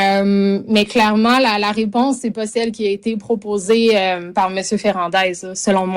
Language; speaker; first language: French; native; French